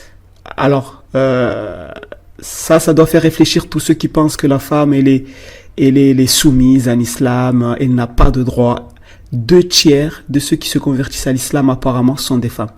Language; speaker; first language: French; native; French